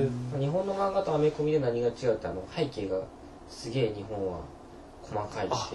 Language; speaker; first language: Japanese; native; Japanese